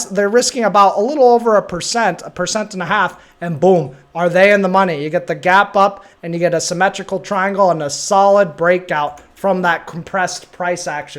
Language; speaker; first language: English; native; English